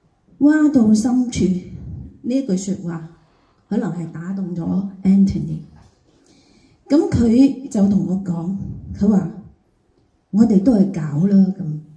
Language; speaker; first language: Cantonese; native; Cantonese